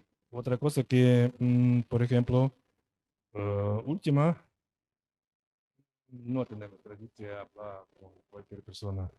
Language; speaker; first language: Spanish; non-native, learner; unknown